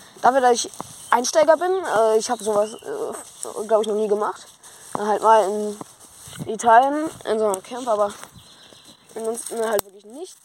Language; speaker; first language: German; native; German